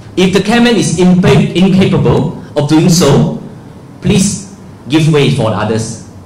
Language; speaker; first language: English; non-native, local second language; Chinese